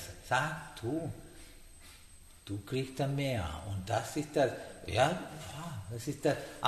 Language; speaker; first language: German; non-native, learner; Sinhala